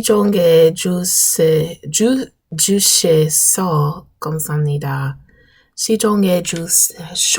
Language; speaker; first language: Korean; non-native, learner; English